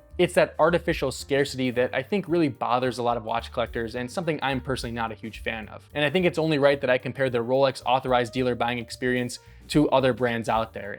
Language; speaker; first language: English; native; English